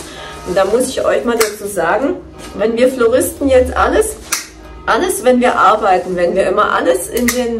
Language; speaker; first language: German; native; German